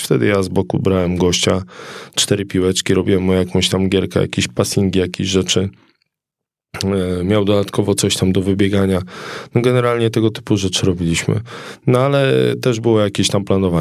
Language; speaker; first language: Polish; native; Polish